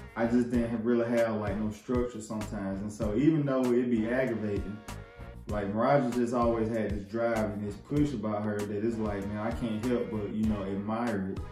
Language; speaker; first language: English; native; English